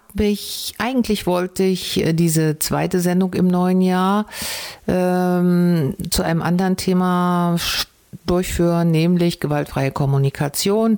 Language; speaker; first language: German; native; German